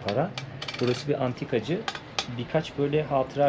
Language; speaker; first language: Turkish; native; Turkish